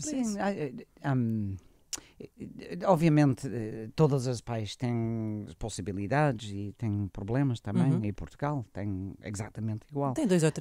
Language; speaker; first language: Portuguese; non-native, learner; English